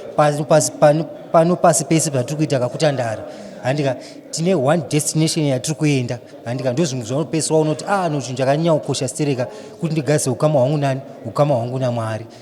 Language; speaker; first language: Shona; early bilingual, other home language; Nyanja